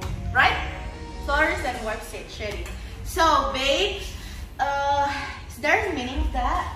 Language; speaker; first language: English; non-native, learner; Indonesian